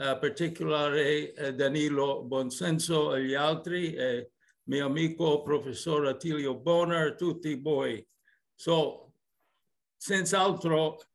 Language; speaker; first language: Italian; early bilingual, heritage; English